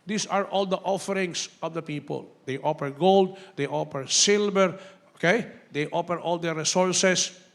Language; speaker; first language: English; non-native, local second language; Filipino